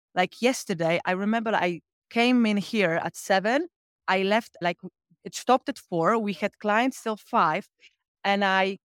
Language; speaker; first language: English; non-native, fluent; Polish